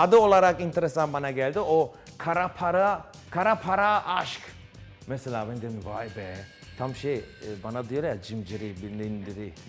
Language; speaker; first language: Turkish; non-native, learner; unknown